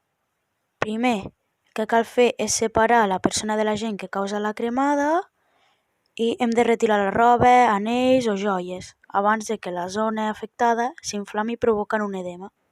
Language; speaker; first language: Catalan; native; Catalan